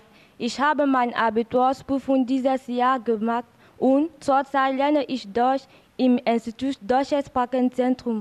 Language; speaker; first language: German; non-native, learner; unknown